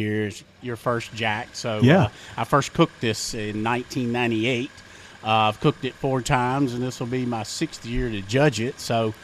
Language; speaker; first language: English; native; English